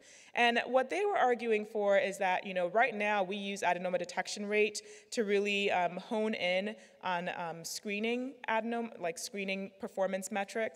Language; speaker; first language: English; native; English